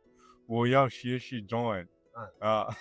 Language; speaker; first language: Chinese; non-native, learner; Arabic